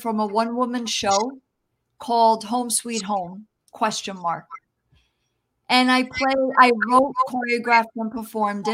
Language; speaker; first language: English; early bilingual, other home language; Italian